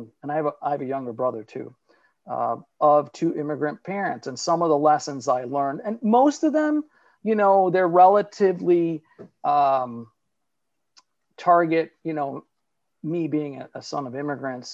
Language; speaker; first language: English; early bilingual, other home language; Italian